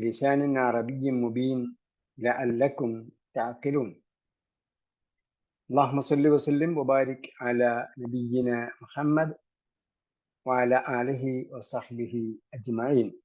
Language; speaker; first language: Arabic; non-native, fluent; Malayalam